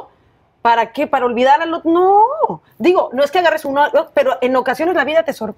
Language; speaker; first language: Spanish; native; Spanish